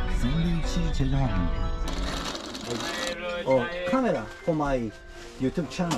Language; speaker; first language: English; non-native, learner; Korean